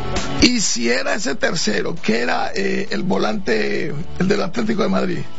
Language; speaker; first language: Spanish; native; Spanish